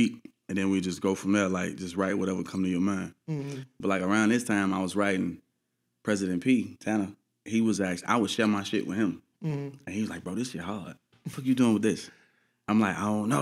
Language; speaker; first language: English; native; English